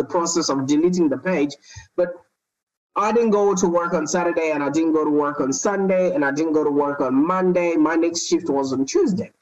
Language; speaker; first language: English; non-native, local second language; Shona